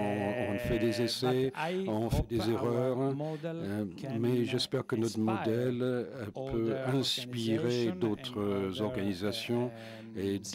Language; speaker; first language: French; non-native, fluent; Italian